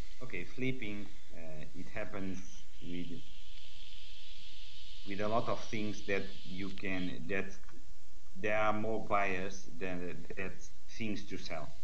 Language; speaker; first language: English; non-native, learner; Portuguese